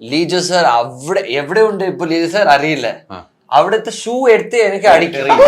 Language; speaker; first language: Malayalam; non-native, learner; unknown